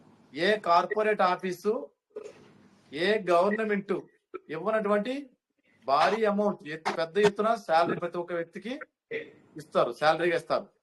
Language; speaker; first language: Telugu; native; Telugu